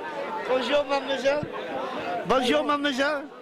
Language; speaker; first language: French; non-native, learner; English